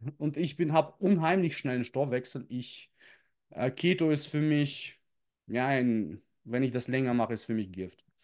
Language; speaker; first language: German; early bilingual, other home language; Russian